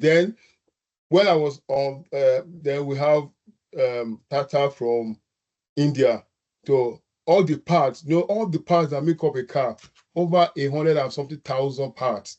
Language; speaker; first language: English; non-native, local second language; Yoruba